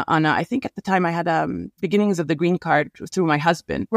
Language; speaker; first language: English; non-native, fluent; Arabic